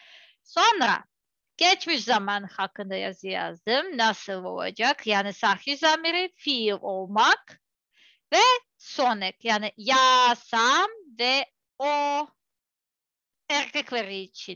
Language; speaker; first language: Turkish; non-native, learner; Serbian